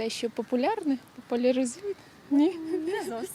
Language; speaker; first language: Ukrainian; native; Ukrainian